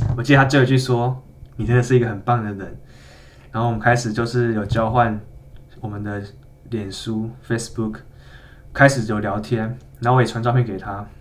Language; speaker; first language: Chinese; native; Chinese